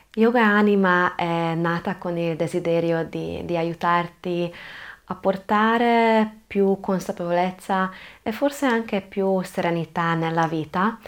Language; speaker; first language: Italian; non-native, fluent; Hungarian